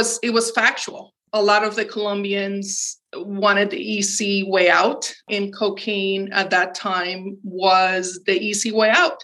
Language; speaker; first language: English; early bilingual, other home language; Spanish